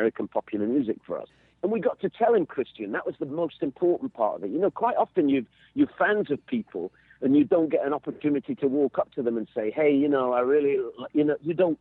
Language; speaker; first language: English; native; English